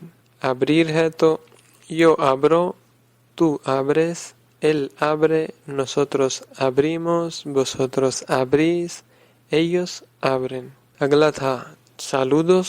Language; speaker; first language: Spanish; non-native, learner; Urdu